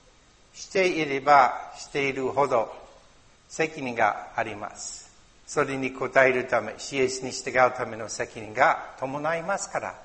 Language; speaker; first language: Japanese; non-native, learner; English